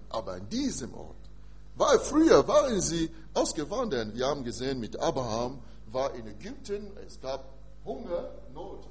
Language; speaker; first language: German; non-native, fluent; French